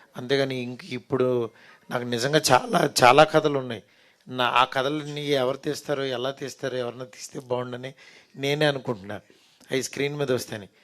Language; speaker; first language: Telugu; native; Telugu